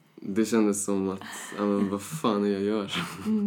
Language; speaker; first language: Swedish; early bilingual, other home language; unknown